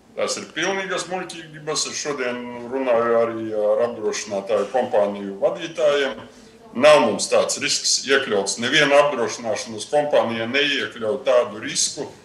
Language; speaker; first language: Latvian; native; Latvian